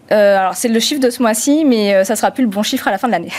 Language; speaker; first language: French; non-native, fluent; Romanian